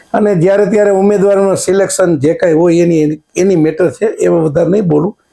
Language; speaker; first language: Gujarati; native; Gujarati